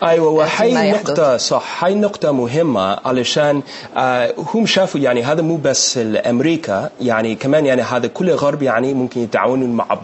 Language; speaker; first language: Arabic; non-native, learner; English